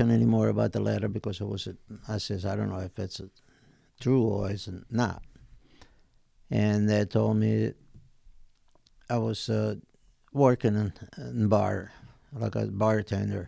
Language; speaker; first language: English; non-native, fluent; Italian